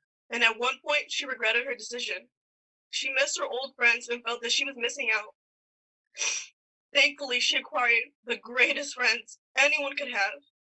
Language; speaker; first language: English; early bilingual, other home language; Spanish